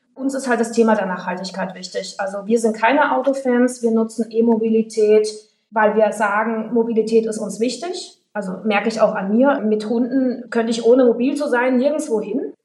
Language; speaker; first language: German; native; German